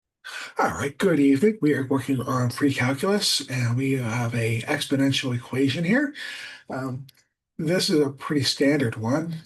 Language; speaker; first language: English; native; English